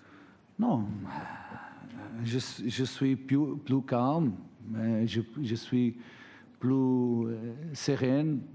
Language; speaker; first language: French; non-native, fluent; Portuguese